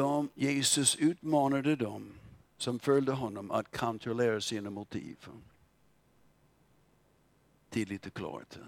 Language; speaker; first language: Swedish; non-native, fluent; English